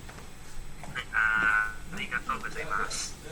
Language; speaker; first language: Japanese; non-native, learner; Indonesian